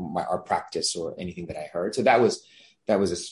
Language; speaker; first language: English; non-native, fluent; Gujarati